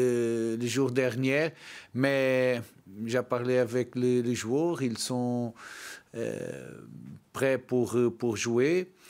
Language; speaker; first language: French; non-native, learner; Portuguese